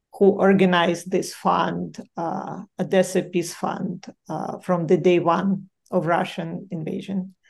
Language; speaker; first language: English; non-native, fluent; Ukrainian